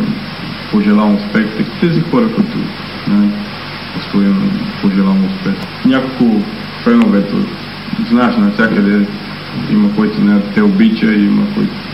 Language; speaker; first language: Bulgarian; non-native, learner; Portuguese